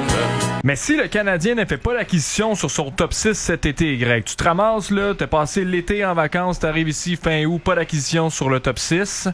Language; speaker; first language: French; native; French